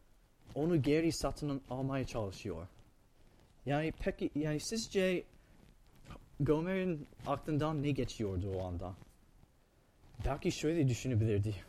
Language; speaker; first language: Turkish; non-native, fluent; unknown